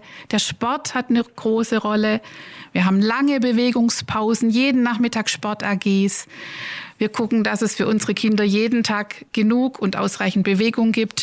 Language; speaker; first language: German; native; German